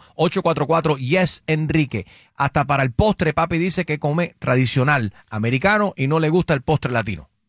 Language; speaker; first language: Spanish; early bilingual, heritage; Spanish